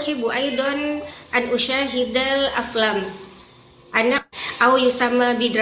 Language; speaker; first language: Arabic; non-native, learner; Indonesian